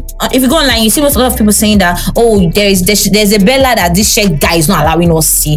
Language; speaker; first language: English; non-native, local second language; Igbo